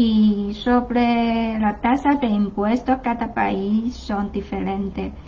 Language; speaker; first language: Spanish; non-native, learner; Chinese